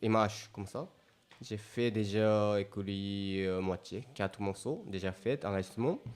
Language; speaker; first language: French; non-native, learner; Japanese